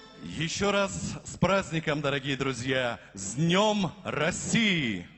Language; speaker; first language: Russian; native; Russian